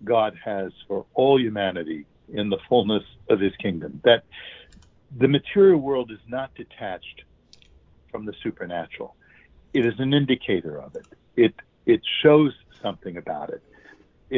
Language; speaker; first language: English; native; English